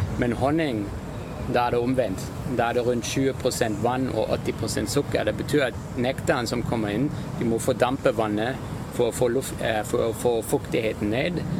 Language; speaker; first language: Norwegian; non-native, fluent; German